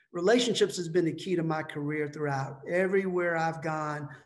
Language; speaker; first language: English; native; English